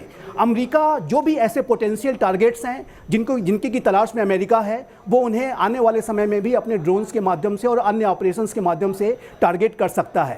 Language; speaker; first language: Hindi; native; Hindi